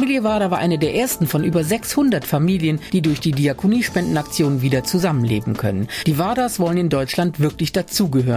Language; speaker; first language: German; native; German